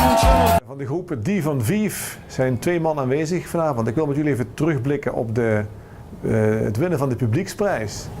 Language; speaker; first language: Dutch; native; Dutch